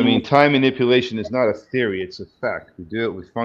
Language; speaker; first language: English; native; English